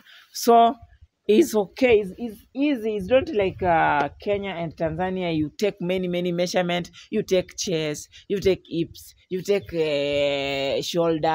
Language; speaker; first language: English; non-native, learner; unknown